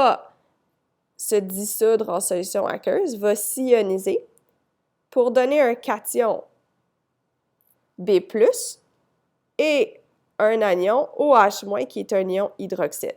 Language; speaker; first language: French; native; French